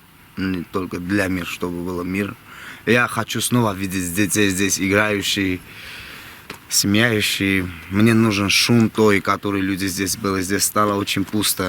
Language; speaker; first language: Russian; non-native, local second language; Armenian